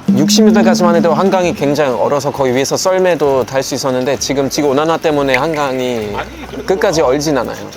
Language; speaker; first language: Korean; non-native, fluent; German